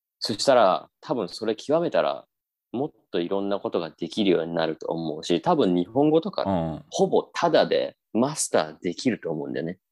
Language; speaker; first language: Japanese; native; Japanese